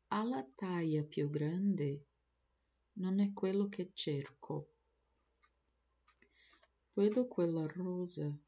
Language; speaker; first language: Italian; non-native, learner; Portuguese